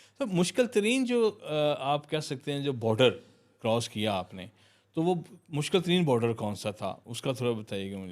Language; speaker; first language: Urdu; non-native, local second language; Punjabi